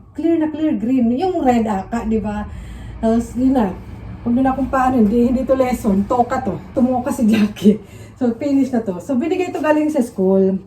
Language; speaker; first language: Filipino; native; Filipino